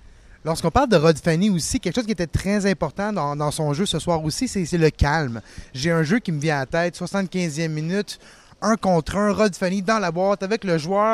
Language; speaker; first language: French; native; French